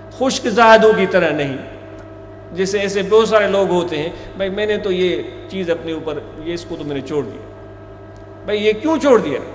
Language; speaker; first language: Urdu; non-native, local second language; Sindhi